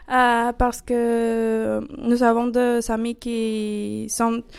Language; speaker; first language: French; non-native, learner; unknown